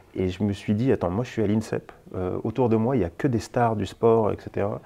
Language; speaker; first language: French; native; French